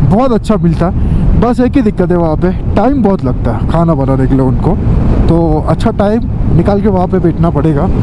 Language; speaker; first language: Hindi; non-native, local second language; Marathi